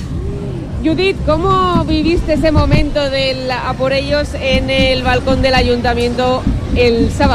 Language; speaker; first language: Spanish; native; Spanish